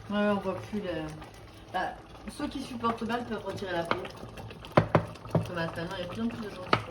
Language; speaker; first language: French; native; French